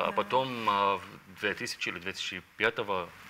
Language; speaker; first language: Russian; non-native, learner; Arabic